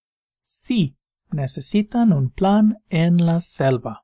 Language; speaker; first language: Spanish; non-native, fluent; English